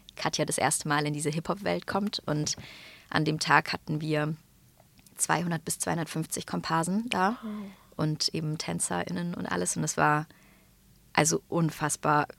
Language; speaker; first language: German; native; German